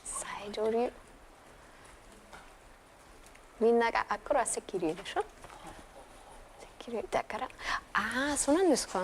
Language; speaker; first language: Japanese; non-native, fluent; German